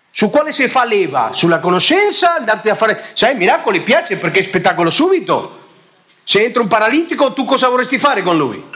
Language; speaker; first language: Italian; non-native, fluent; Spanish